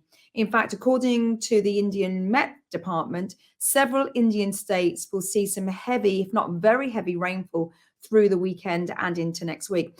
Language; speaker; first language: English; native; English